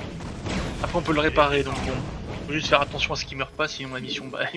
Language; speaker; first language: French; native; French